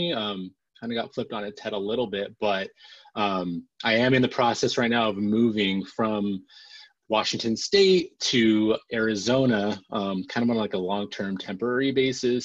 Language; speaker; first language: English; native; English